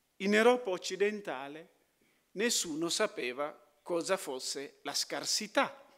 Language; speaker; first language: Italian; non-native, fluent; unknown